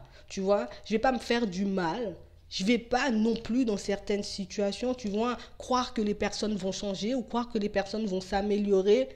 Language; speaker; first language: French; native; French